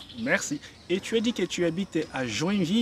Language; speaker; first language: French; non-native, fluent; Portuguese